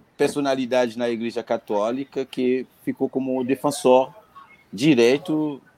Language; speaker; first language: Portuguese; non-native, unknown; Haitian Creole